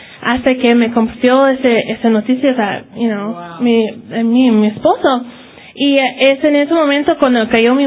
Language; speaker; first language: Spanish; early bilingual, heritage; Spanish